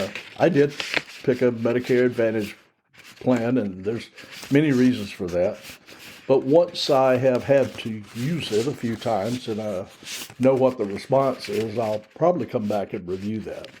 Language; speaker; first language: English; native; English